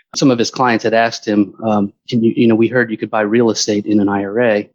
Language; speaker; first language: English; native; English